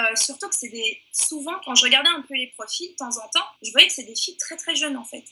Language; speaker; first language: French; early bilingual, other home language; Persian